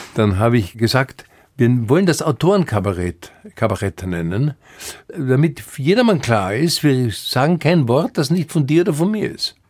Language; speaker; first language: German; native; German